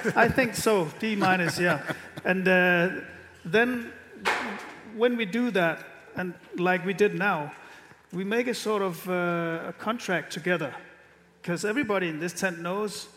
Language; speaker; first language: English; non-native, fluent; Danish